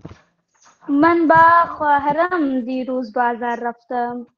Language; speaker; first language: Persian; non-native, learner; Urdu